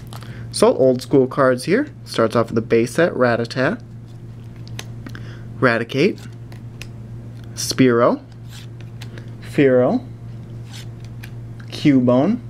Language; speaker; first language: English; native; English